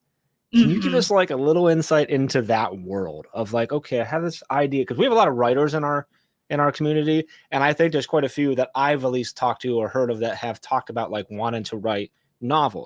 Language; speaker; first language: English; native; English